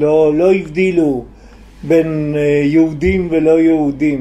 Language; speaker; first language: Hebrew; non-native, fluent; Italian